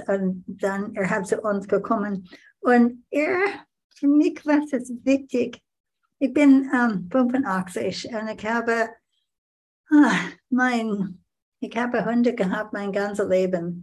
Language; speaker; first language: German; non-native, learner; English